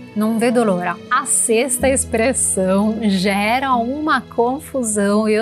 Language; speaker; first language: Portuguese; non-native, fluent; Italian